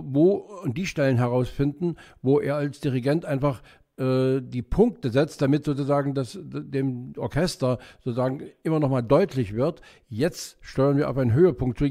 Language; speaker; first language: German; native; German